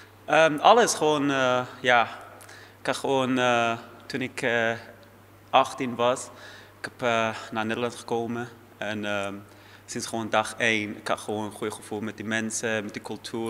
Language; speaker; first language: Dutch; non-native, fluent; Persian